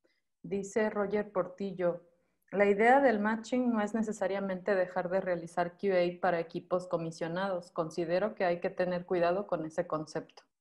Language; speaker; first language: Spanish; native; Spanish